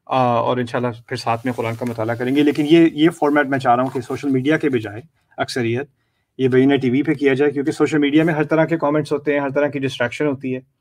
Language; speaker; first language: Urdu; native; Urdu